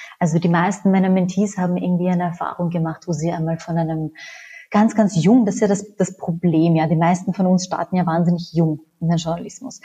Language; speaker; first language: German; native; German